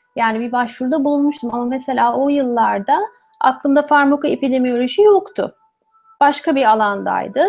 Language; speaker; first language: Turkish; native; Turkish